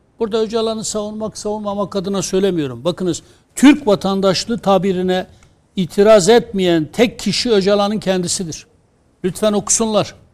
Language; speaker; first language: Turkish; non-native, local second language; Kurdish